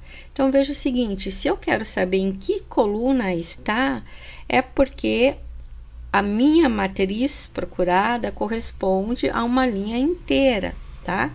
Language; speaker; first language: Portuguese; native; Portuguese